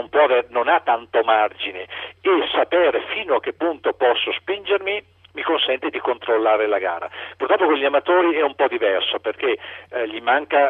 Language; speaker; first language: Italian; native; Italian